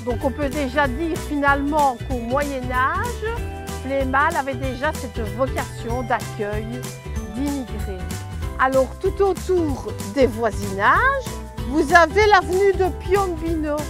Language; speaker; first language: French; native; French